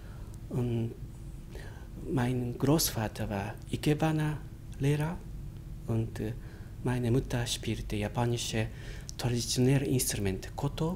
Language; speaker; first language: German; non-native, fluent; Japanese